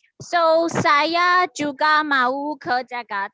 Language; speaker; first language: Indonesian; non-native, learner; Thai